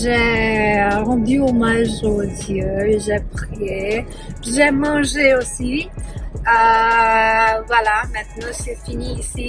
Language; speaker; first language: French; non-native, learner; Punjabi